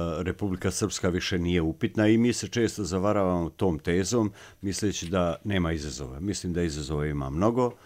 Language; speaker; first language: Serbian; native; Serbian